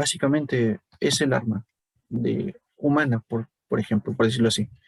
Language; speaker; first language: Spanish; native; Spanish